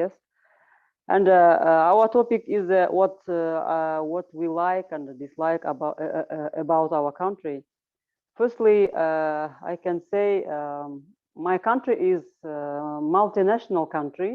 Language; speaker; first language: English; non-native, learner; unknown